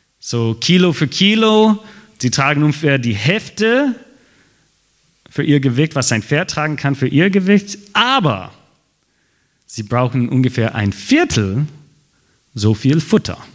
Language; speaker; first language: German; non-native, fluent; English